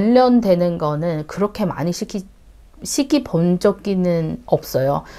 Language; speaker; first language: Korean; non-native, learner; Chinese